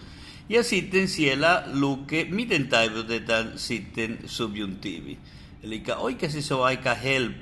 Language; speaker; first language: Finnish; non-native, fluent; Spanish